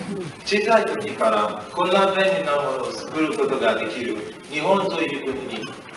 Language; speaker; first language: Japanese; non-native, learner; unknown